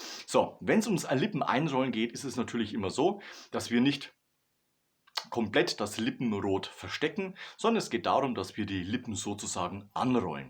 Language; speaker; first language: German; native; German